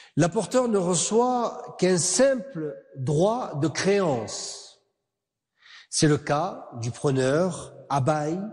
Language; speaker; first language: French; non-native, local second language; Arabic